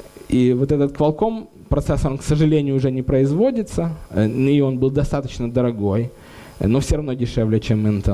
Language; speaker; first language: Russian; native; Russian